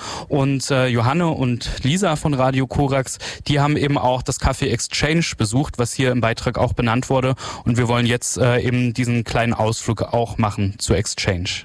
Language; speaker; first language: German; native; German